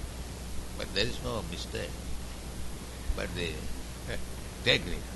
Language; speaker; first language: English; non-native, local second language; Bangla